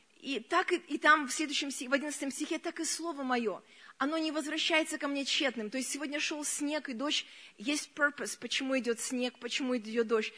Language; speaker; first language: Russian; early bilingual, other home language; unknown